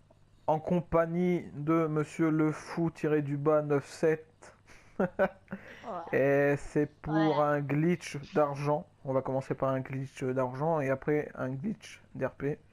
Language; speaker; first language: French; native; French